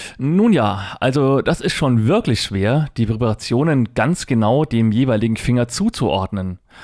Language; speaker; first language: German; native; German